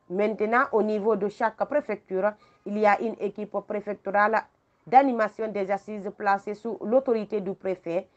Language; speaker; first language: French; non-native, local second language; Fula